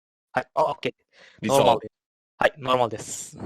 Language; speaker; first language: Japanese; non-native, learner; Indonesian